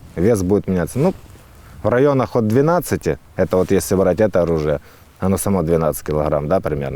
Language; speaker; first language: Ukrainian; non-native, local second language; Russian